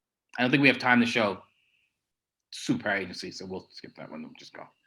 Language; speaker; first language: English; native; English